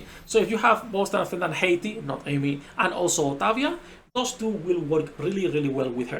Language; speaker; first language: English; non-native, fluent; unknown